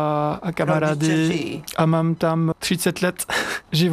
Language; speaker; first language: Czech; non-native, learner; French